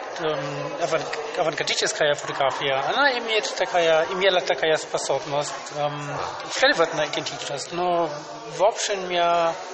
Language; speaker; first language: Russian; non-native, learner; German